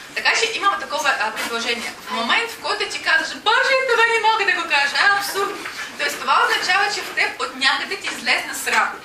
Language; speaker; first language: Bulgarian; non-native, fluent; Russian